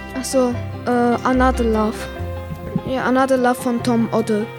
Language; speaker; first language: German; non-native, learner; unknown